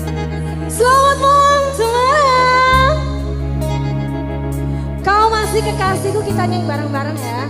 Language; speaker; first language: Indonesian; non-native, local second language; Javanese